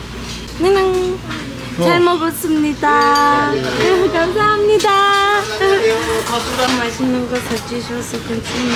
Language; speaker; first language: Korean; non-native, fluent; Turkish